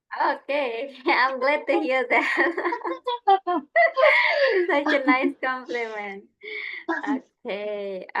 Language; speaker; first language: English; non-native, fluent; Indonesian